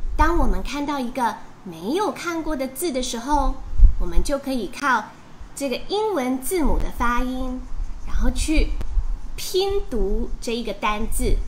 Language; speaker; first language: Chinese; native; Chinese